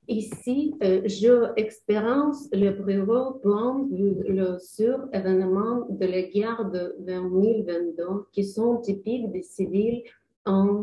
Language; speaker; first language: French; non-native, learner; Ukrainian